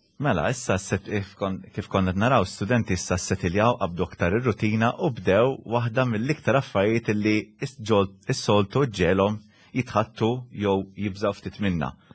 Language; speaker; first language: Maltese; native; Maltese